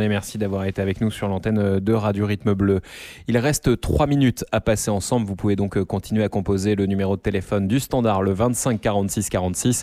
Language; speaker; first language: French; native; French